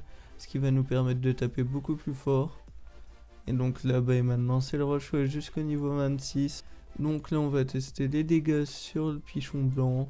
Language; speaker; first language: French; native; French